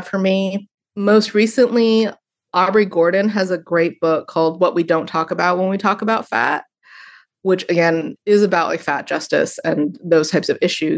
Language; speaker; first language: English; native; English